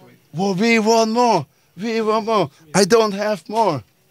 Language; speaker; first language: English; non-native, fluent; Dutch